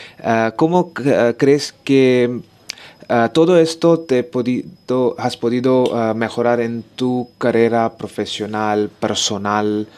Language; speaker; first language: Spanish; non-native, learner; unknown